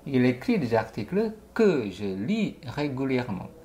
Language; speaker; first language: French; non-native, fluent; Indonesian